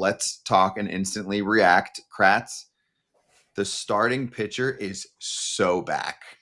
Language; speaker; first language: English; native; English